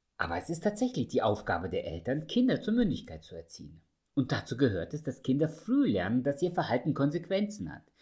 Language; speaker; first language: German; early bilingual, other home language; Russian